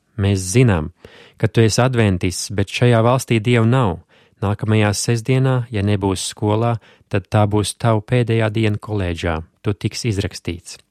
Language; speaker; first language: Latvian; native; Latvian